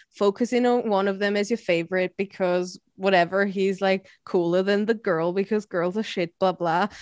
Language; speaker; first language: English; non-native, fluent; German